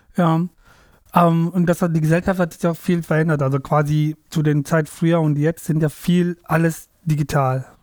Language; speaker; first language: German; non-native, fluent; Tamil